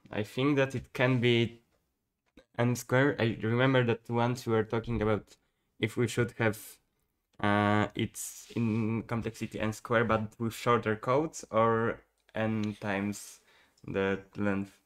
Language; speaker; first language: English; non-native, fluent; Polish